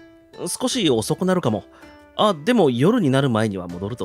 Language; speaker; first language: Japanese; native; Japanese